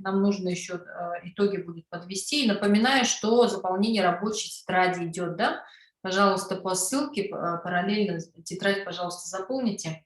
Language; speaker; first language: Russian; native; Russian